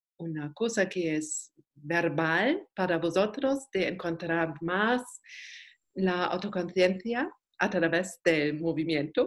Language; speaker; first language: Spanish; non-native, learner; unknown